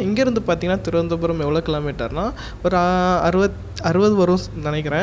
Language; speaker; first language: Tamil; native; Tamil